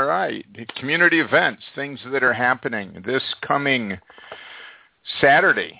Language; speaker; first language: English; native; English